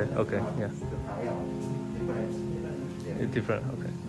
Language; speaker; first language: English; non-native, learner; Chinese